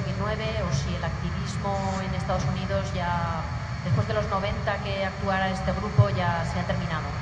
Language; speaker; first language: Spanish; native; Spanish